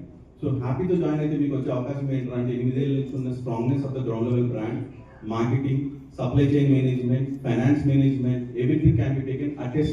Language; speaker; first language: Telugu; native; Telugu